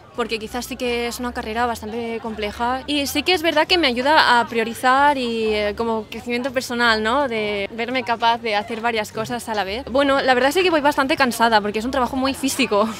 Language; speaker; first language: Spanish; native; Spanish